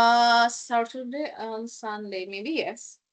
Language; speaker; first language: English; non-native, learner; Indonesian